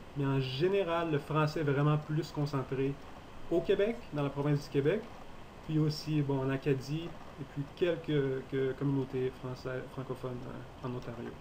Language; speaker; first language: French; native; French